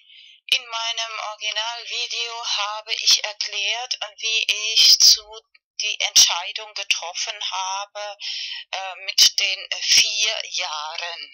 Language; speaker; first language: German; non-native, fluent; Spanish